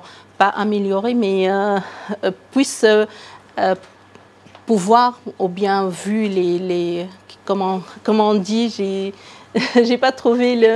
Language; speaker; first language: French; non-native, local second language; Arabic